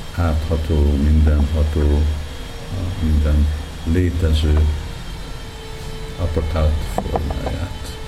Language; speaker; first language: Hungarian; early bilingual, heritage; Hungarian